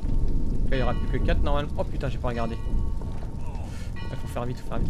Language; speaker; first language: French; native; French